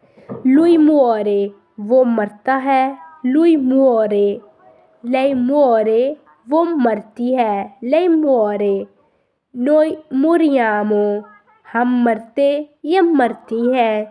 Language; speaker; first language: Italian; non-native, fluent; Urdu